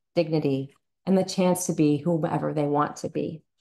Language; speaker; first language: English; native; English